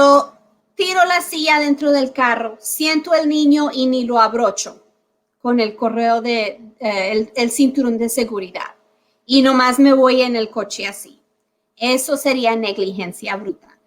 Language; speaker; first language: Spanish; early bilingual, heritage; Spanish